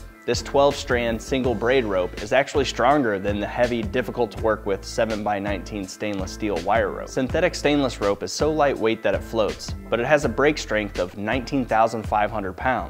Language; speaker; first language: English; native; English